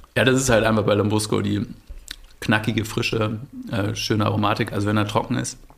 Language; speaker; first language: German; native; German